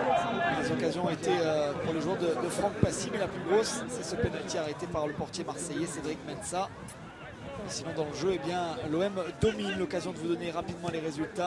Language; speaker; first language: French; native; French